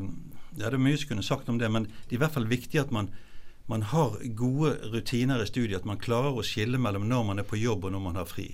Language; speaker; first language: Norwegian; native; Norwegian